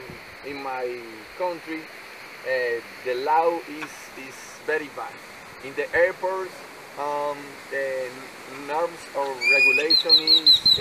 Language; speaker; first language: English; non-native, learner; Spanish